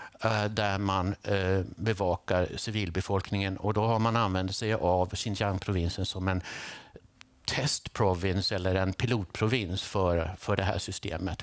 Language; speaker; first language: Swedish; native; Swedish